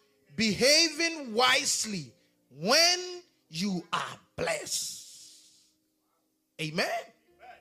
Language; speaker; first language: English; non-native, local second language; Akan